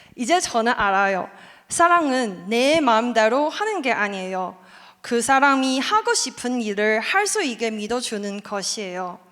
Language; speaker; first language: Korean; non-native, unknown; Chinese